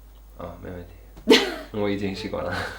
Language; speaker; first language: Chinese; non-native, learner; English